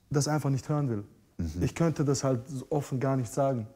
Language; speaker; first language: German; non-native, fluent; Russian